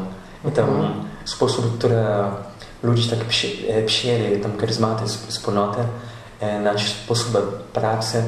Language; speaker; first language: Polish; non-native, learner; Portuguese